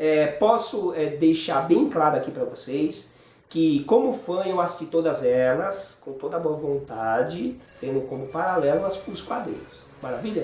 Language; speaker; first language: Portuguese; native; Portuguese